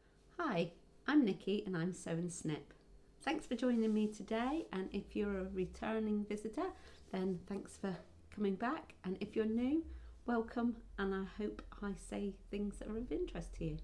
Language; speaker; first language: English; native; English